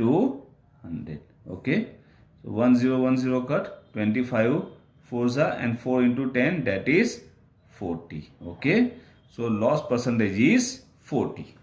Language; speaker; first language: English; non-native, local second language; Gujarati